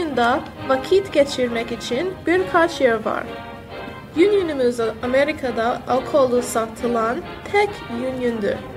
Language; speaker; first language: Turkish; non-native, learner; English